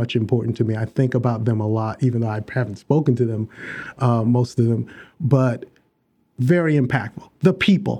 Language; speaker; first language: English; native; English